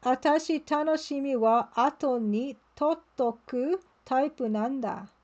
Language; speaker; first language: Japanese; non-native, learner; English